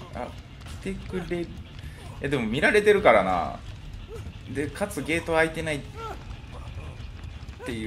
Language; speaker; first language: Japanese; native; Japanese